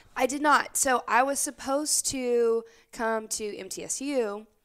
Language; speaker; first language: English; native; English